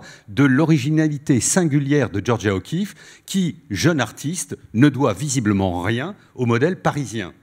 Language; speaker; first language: French; native; French